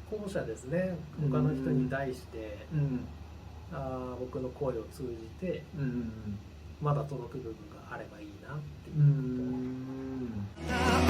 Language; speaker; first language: Japanese; native; Japanese